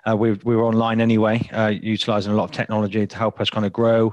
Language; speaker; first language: English; native; English